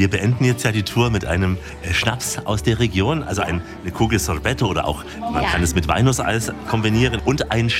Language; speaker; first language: German; native; German